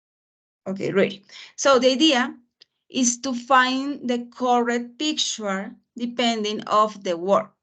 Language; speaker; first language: English; non-native, fluent; Spanish